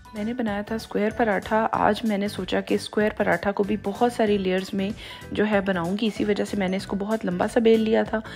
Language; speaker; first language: Urdu; native; Urdu